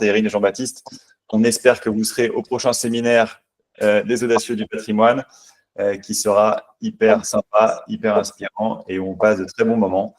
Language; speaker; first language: French; native; French